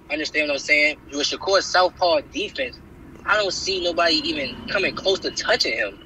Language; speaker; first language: English; native; English